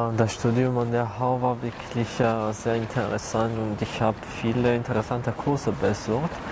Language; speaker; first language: German; non-native, fluent; Georgian